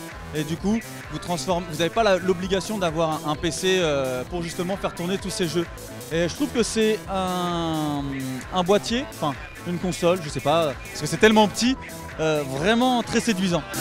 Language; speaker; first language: French; native; French